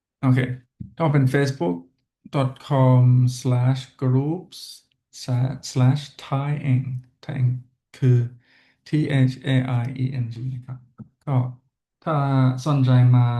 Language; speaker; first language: Thai; non-native, learner; English